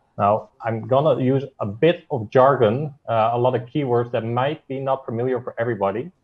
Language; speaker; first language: English; non-native, fluent; Dutch